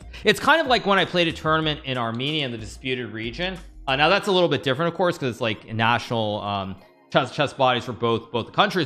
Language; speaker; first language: English; native; English